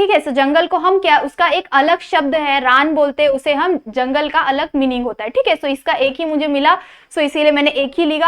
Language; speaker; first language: Hindi; non-native, local second language; Marathi